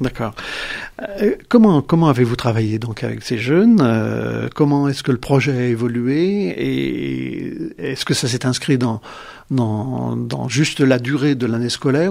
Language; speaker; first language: French; native; French